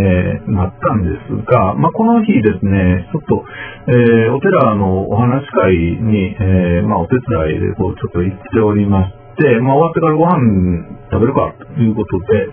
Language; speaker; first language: Japanese; native; Japanese